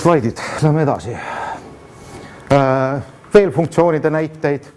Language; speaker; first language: Estonian; native; Estonian